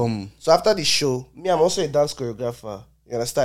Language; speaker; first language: English; non-native, local second language; Igbo